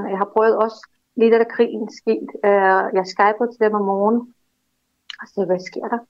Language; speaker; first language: Danish; non-native, fluent; Russian